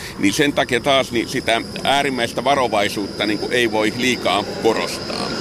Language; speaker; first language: Finnish; native; Finnish